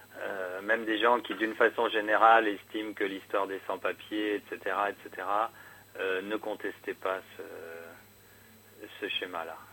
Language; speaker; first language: French; native; French